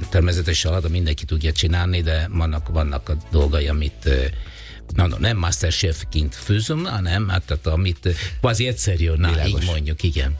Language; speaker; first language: Hungarian; non-native, learner; Italian